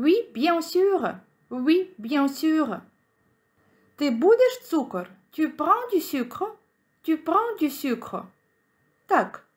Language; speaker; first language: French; non-native, fluent; Ukrainian